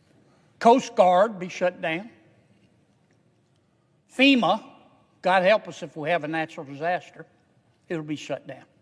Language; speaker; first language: English; native; English